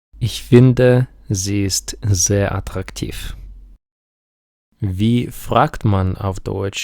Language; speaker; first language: German; non-native, fluent; Ukrainian